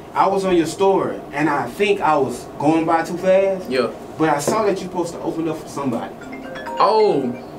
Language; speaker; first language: English; native; English